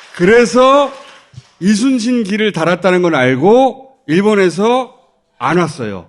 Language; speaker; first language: Korean; native; Korean